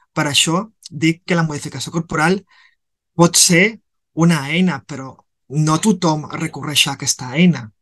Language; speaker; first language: Catalan; non-native, local second language; Spanish